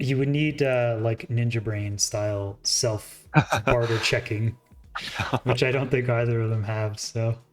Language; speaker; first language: English; native; English